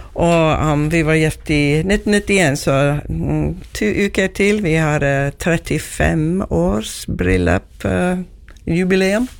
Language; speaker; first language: Norwegian; non-native, learner; English